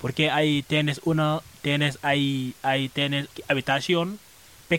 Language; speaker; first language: Spanish; non-native, learner; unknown